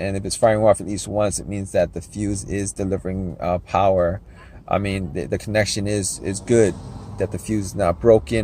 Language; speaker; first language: English; native; English